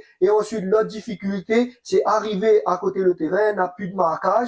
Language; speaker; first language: French; non-native, local second language; Réunion Creole French